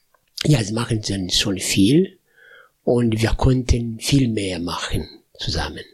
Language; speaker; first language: German; non-native, fluent; Swahili